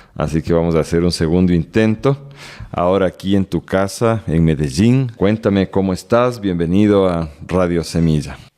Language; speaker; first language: Spanish; native; Spanish